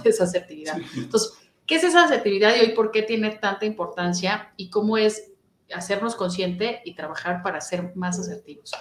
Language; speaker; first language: Spanish; native; Spanish